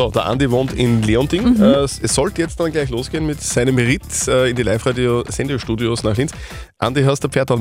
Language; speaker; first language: German; native; German